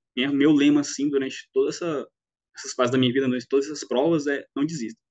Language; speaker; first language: Portuguese; native; Portuguese